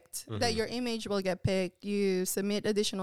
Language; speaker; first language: English; non-native, local second language; Filipino